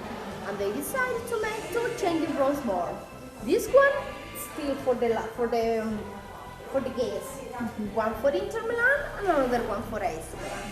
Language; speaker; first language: English; non-native, fluent; Italian